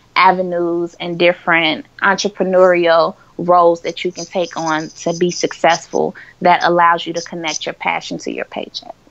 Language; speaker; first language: English; native; English